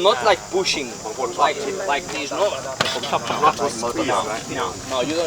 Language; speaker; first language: English; non-native, fluent; Spanish